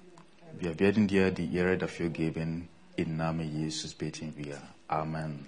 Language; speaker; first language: German; non-native, fluent; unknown